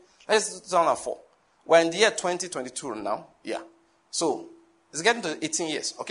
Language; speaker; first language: English; non-native, local second language; Yoruba